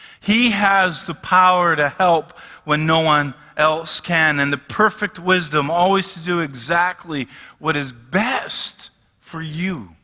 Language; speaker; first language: English; native; English